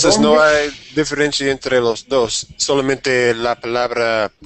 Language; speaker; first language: Spanish; non-native, learner; English